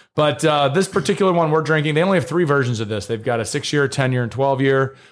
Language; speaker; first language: English; native; English